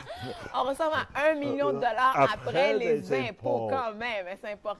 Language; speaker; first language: French; native; French